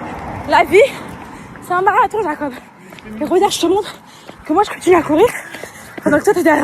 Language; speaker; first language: French; native; French